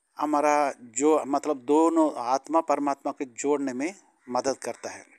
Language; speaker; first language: Hindi; non-native, local second language; Tamil